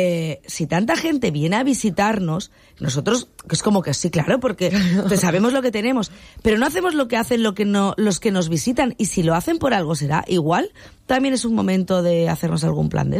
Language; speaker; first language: Spanish; native; Spanish